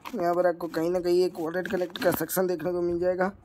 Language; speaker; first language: Hindi; native; Hindi